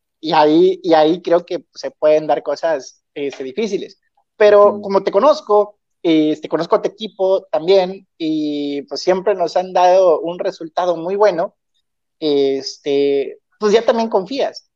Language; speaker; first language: Spanish; native; Spanish